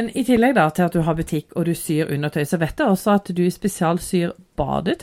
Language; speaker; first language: Norwegian; native; Norwegian